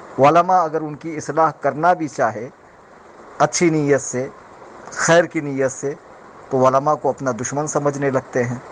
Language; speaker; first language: Urdu; native; Urdu